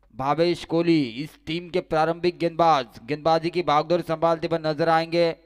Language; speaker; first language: Hindi; non-native, local second language; Marathi